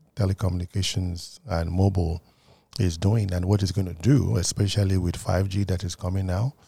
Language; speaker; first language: English; non-native, local second language; Yoruba